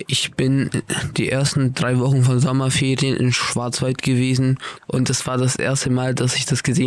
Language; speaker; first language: German; early bilingual, other home language; Portuguese